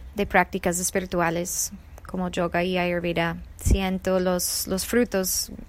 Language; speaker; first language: Spanish; non-native, fluent; English